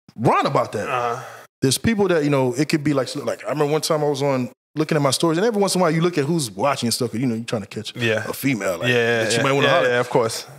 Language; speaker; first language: English; native; English